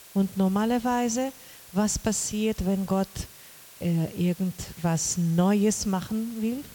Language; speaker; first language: German; non-native, learner; Portuguese